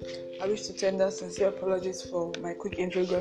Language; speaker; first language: English; non-native, local second language; Igbo